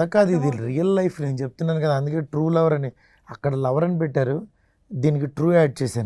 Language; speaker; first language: Telugu; native; Telugu